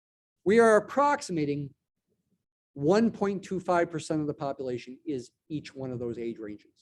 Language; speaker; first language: English; native; English